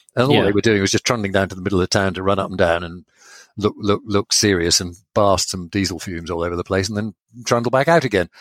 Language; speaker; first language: English; native; English